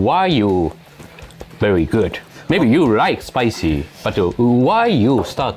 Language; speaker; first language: English; non-native, learner; Japanese